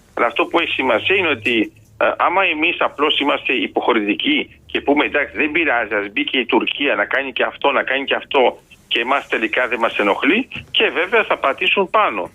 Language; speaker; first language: Greek; early bilingual, heritage; Greek